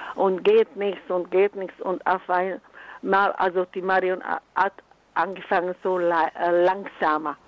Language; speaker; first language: German; non-native, fluent; Croatian